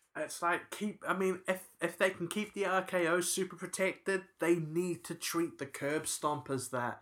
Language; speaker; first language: English; native; English